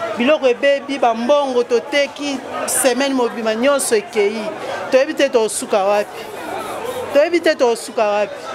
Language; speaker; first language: Lingala; native; Lingala